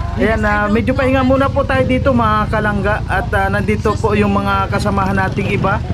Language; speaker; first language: Filipino; non-native, local second language; Cebuano